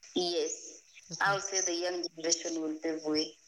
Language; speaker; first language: English; non-native, local second language; Masai